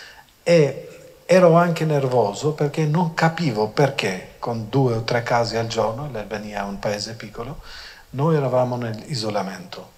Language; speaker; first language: Italian; non-native, fluent; Albanian